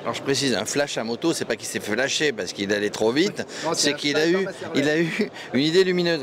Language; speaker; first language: French; native; French